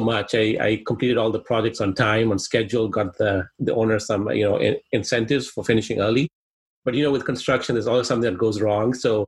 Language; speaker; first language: English; non-native, local second language; Swahili